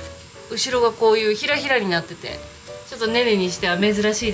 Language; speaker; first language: Japanese; native; Japanese